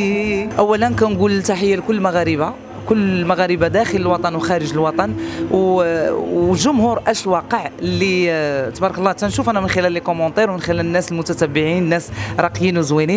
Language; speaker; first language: Arabic; native; Arabic